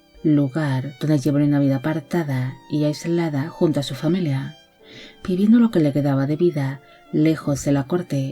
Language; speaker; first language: Spanish; native; Spanish